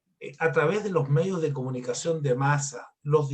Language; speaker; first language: Spanish; native; Spanish